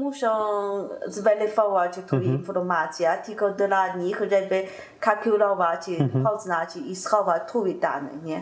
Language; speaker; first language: Polish; non-native, learner; Chinese